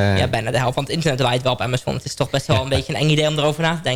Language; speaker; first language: Dutch; native; Dutch